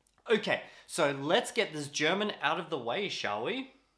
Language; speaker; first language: English; native; English